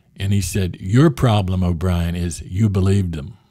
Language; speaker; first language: English; native; English